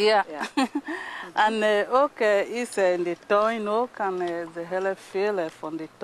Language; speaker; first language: Dutch; non-native, learner; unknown